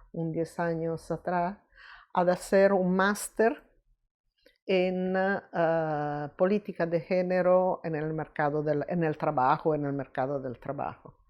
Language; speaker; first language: Spanish; non-native, fluent; Italian